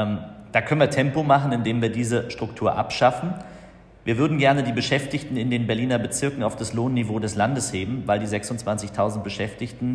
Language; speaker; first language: German; native; German